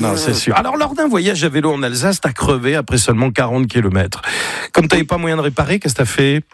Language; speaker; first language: French; native; French